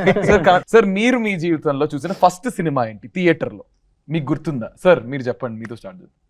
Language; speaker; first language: Telugu; native; Telugu